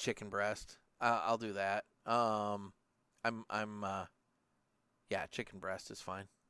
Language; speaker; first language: English; native; English